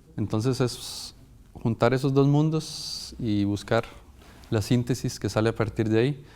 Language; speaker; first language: Spanish; native; Spanish